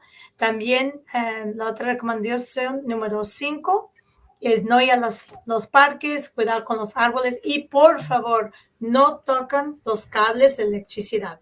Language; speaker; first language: Spanish; early bilingual, heritage; Spanish